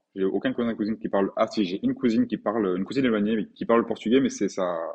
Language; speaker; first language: French; native; French